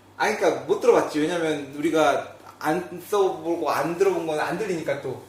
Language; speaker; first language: Korean; native; Korean